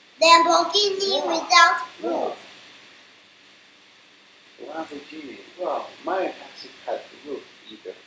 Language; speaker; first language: English; non-native, learner; Chinese